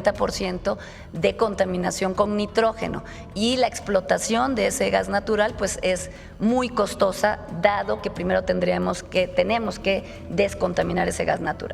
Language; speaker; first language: Spanish; native; Spanish